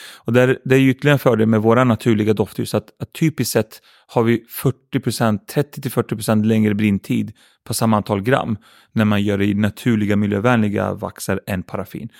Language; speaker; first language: Swedish; early bilingual, other home language; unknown